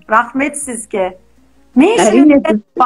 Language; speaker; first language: Kazakh; non-native, fluent; Turkish